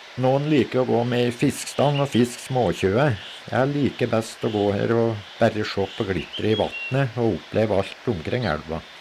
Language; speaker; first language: Norwegian; native; Norwegian